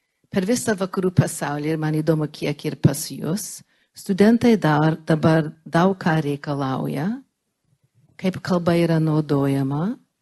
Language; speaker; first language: Lithuanian; early bilingual, heritage; Lithuanian